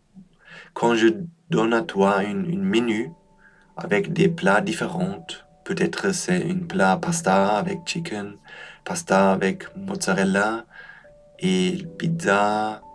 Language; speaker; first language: French; non-native, learner; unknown